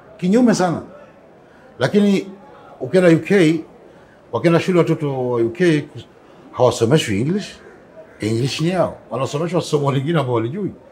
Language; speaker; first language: Swahili; non-native, local second language; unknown